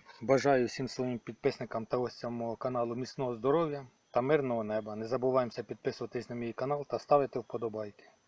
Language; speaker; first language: Ukrainian; native; Ukrainian